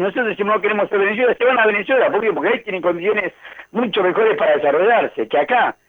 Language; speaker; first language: Spanish; native; Spanish